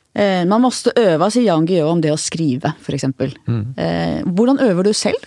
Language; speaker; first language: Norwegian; native; Norwegian